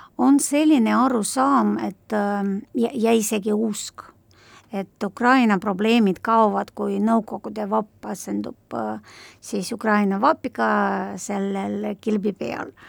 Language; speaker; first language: Estonian; non-native, local second language; Russian